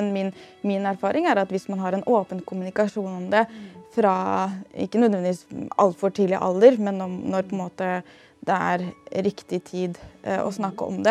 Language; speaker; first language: Norwegian; native; Norwegian